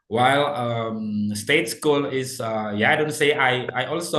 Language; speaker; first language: English; non-native, fluent; Indonesian